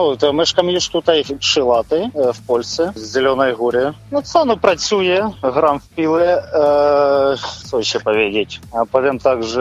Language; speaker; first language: Polish; non-native, learner; Ukrainian